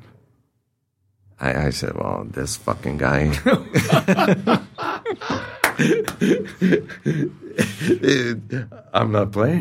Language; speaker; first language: English; non-native, fluent; Czech